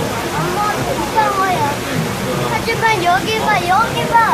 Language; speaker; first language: Korean; early bilingual, heritage; Korean